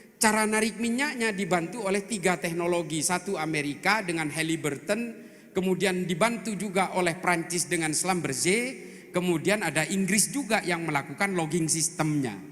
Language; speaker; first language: Indonesian; non-native, local second language; Madurese